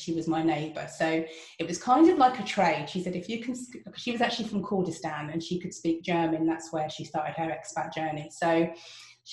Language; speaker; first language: English; native; English